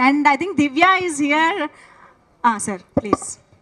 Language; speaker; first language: Telugu; native; Telugu